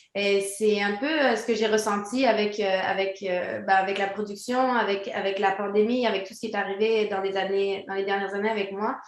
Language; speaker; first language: French; native; French